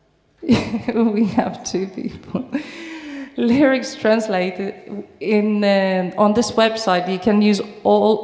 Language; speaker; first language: English; non-native, fluent; Turkish